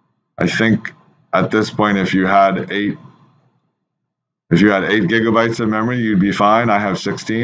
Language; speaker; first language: English; native; English